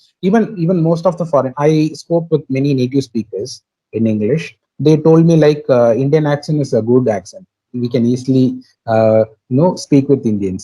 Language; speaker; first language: English; non-native, local second language; Tamil